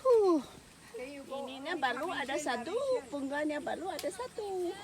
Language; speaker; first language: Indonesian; non-native, learner; Chinese